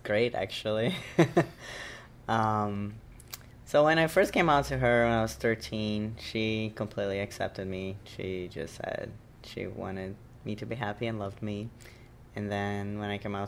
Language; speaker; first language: English; non-native, fluent; Portuguese